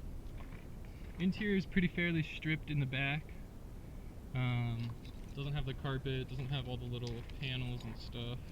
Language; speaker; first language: English; native; English